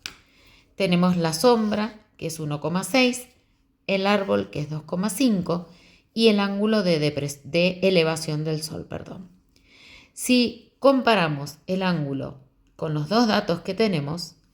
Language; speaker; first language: Spanish; native; Spanish